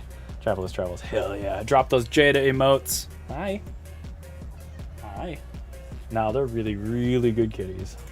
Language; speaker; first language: English; native; English